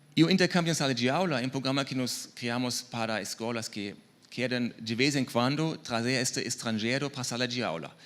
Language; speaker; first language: Portuguese; non-native, fluent; German